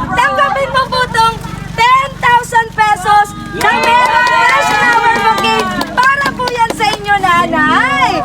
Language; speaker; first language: Filipino; non-native, local second language; Bikol